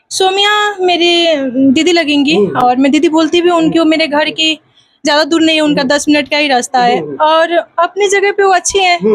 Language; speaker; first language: Hindi; non-native, local second language; Bhojpuri